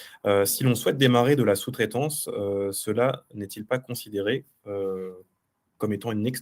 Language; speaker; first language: French; native; French